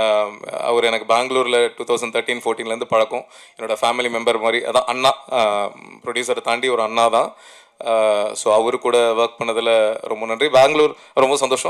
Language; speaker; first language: Tamil; native; Tamil